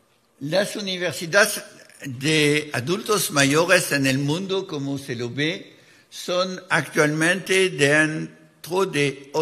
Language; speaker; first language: Spanish; non-native, fluent; French